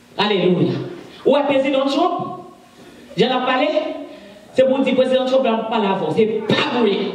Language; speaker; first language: French; non-native, local second language; Haitian Creole